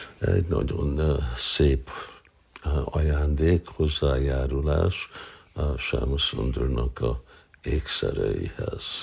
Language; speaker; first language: Hungarian; early bilingual, heritage; Hungarian